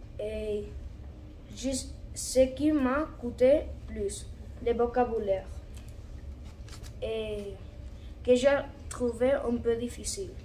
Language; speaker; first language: French; non-native, learner; Catalan